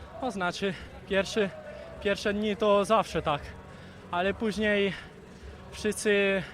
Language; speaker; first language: Polish; early bilingual, heritage; Polish